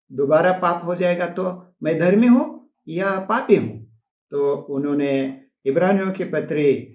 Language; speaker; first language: Hindi; non-native, local second language; Marathi